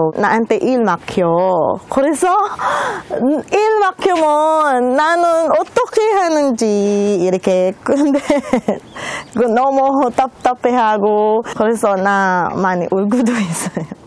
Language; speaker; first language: Korean; non-native, learner; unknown